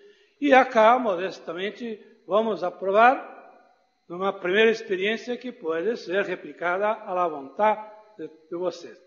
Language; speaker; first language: Portuguese; non-native, fluent; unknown